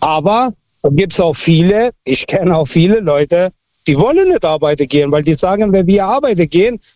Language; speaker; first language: German; non-native, fluent; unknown